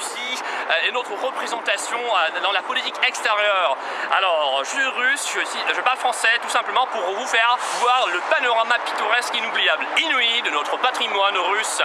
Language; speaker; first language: French; non-native, fluent; Russian